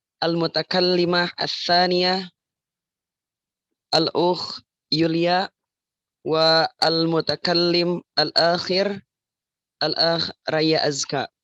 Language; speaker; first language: Arabic; non-native, learner; Indonesian